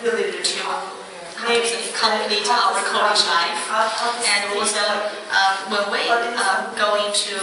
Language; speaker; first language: English; non-native, fluent; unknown